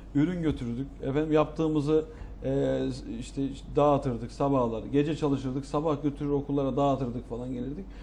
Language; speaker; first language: Turkish; native; Turkish